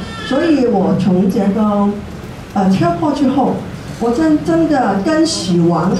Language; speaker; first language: Chinese; non-native, local second language; Cantonese